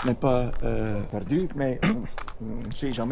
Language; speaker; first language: French; non-native, local second language; Dutch